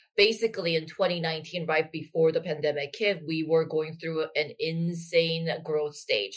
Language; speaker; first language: English; non-native, fluent; Korean